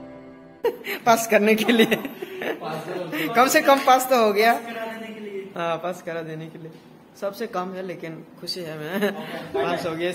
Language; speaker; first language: Hindi; non-native, local second language; Kok Borok